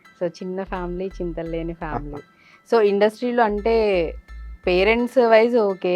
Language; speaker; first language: Telugu; native; Telugu